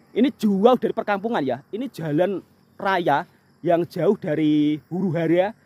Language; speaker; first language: Indonesian; native; Indonesian